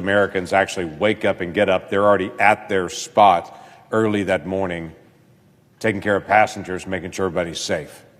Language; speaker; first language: English; native; English